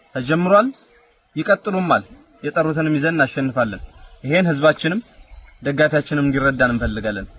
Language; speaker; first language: Amharic; native; Amharic